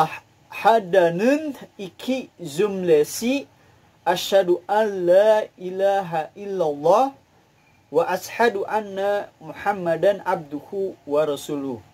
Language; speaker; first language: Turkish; non-native, learner; Indonesian